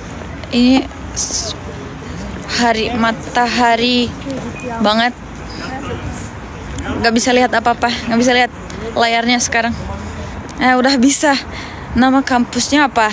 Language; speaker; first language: Indonesian; non-native, learner; Turkish